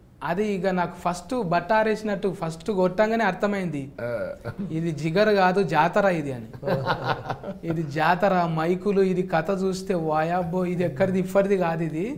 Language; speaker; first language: Telugu; native; Telugu